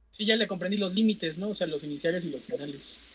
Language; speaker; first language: Spanish; native; Spanish